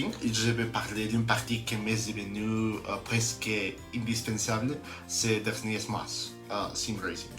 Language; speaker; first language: French; non-native, learner; Spanish